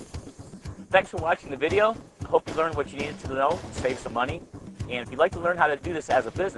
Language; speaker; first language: English; native; English